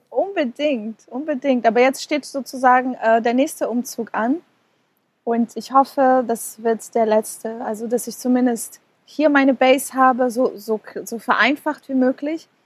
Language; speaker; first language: German; non-native, fluent; Portuguese